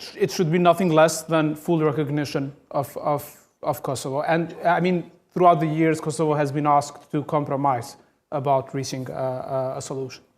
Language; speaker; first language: English; non-native, fluent; Albanian